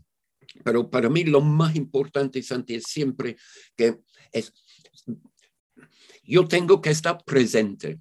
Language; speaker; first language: Spanish; non-native, fluent; English